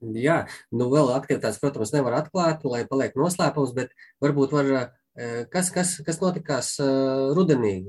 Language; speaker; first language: Latvian; native; Latvian